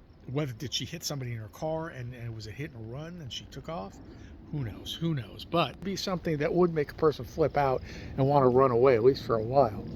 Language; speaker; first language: English; native; English